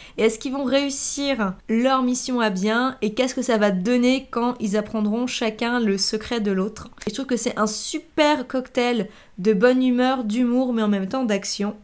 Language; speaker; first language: French; native; French